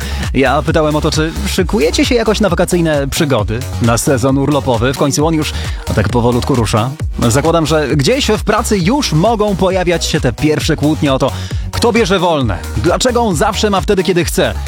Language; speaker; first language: Polish; native; Polish